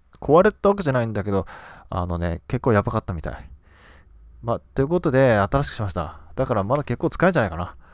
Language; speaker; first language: Japanese; native; Japanese